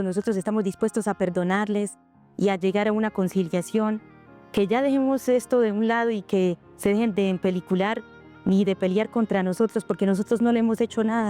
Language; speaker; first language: Spanish; native; Spanish